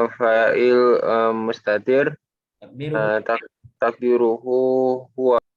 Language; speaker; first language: Arabic; non-native, learner; Malay